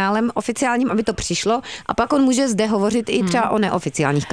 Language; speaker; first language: Czech; native; Czech